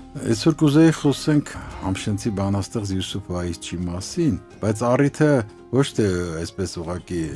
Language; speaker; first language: Armenian; native; Armenian